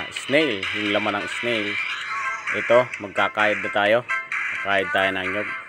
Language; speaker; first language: Filipino; non-native, local second language; Bikol